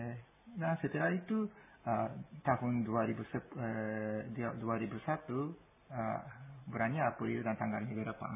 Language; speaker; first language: Indonesian; non-native, fluent; Japanese